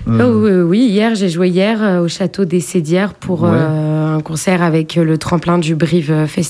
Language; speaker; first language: French; native; French